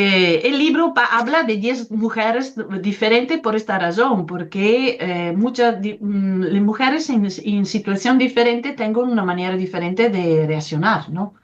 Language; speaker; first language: Spanish; non-native, fluent; Italian